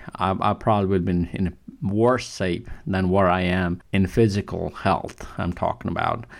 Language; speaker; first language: English; non-native, local second language; Nepali